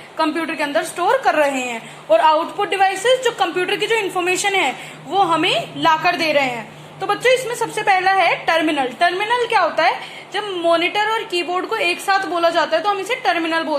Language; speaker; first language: Hindi; native; Hindi